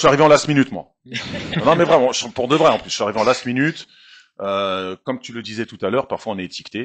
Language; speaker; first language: French; native; French